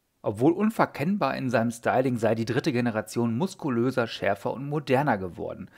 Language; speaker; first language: German; native; German